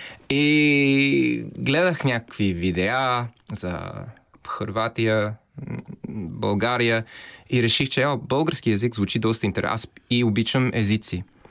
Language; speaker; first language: Bulgarian; non-native, fluent; English